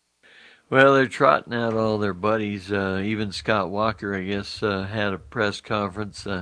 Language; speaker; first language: English; native; English